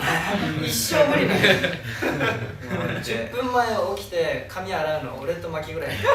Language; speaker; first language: Japanese; native; Japanese